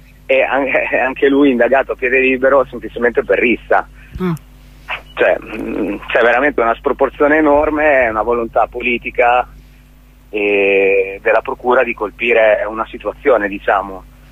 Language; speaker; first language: Italian; native; Italian